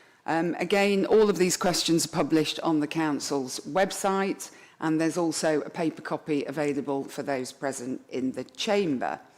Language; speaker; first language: English; native; English